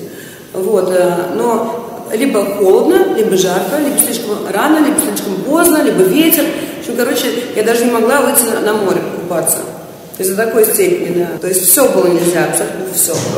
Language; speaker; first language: Russian; native; Russian